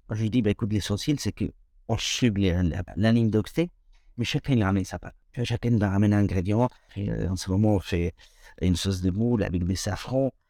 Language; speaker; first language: French; non-native, fluent; Spanish